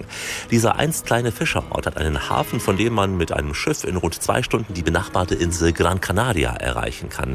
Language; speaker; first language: German; native; German